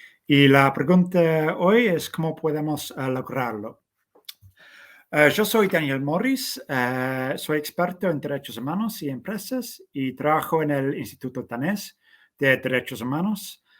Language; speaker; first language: Spanish; non-native, fluent; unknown